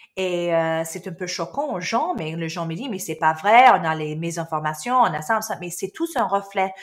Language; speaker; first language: French; non-native, local second language; Arabic